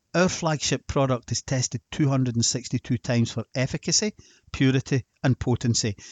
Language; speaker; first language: English; native; English